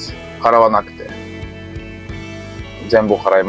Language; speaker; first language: Japanese; non-native, learner; Russian